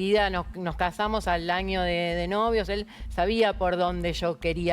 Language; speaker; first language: Spanish; native; Spanish